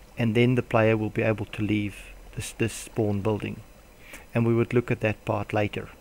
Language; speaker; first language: English; non-native, local second language; Afrikaans